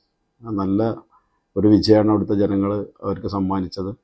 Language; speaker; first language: Malayalam; native; Malayalam